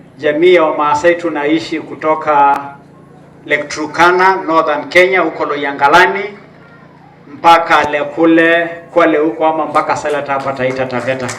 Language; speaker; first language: Swahili; non-native, local second language; Masai